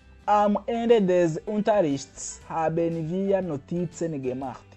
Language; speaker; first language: German; non-native, fluent; Kinyarwanda